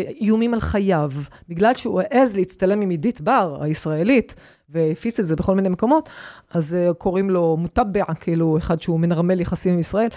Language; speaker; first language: Hebrew; native; Hebrew